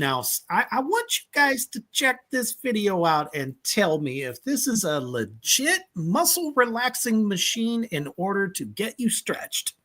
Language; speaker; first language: English; native; English